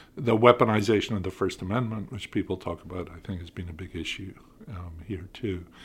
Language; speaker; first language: English; native; English